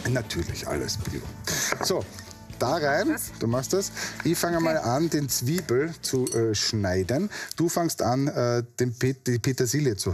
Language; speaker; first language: German; native; German